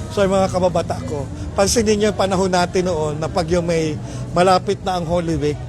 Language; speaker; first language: Filipino; native; Filipino